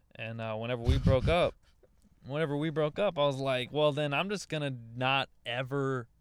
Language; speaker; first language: English; native; English